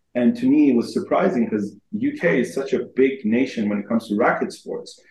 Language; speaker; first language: English; non-native, fluent; Persian